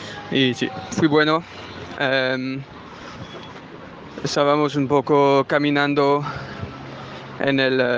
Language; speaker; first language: Spanish; non-native, learner; French